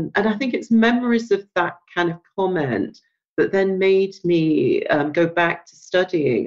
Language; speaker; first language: English; native; English